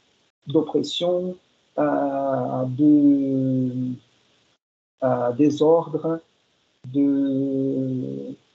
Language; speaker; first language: French; non-native, fluent; Portuguese